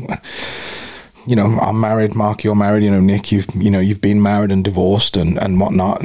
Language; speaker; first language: English; native; English